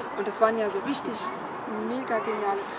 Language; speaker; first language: German; native; German